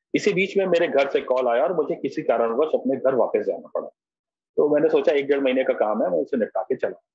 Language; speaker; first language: Hindi; native; Hindi